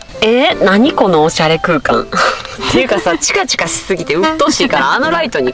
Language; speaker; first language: Japanese; native; Japanese